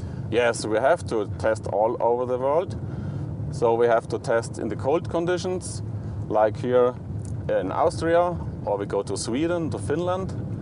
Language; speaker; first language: English; non-native, fluent; German